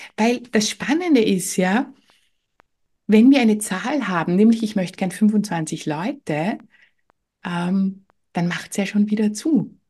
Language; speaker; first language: German; native; German